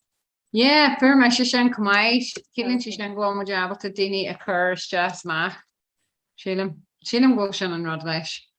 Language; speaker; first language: Irish; non-native, learner; English